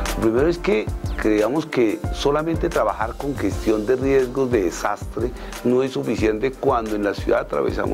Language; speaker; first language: Spanish; native; Spanish